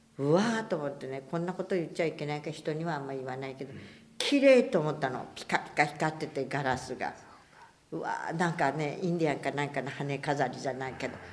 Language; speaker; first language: Japanese; native; Japanese